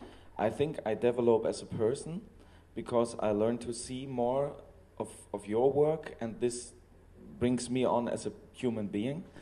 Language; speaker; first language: English; non-native, fluent; German